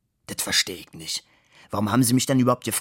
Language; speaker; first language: German; native; German